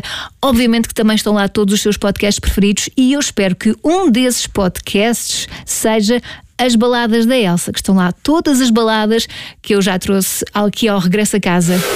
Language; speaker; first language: Portuguese; native; Portuguese